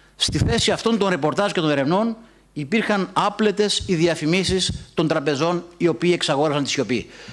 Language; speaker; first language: Greek; native; Greek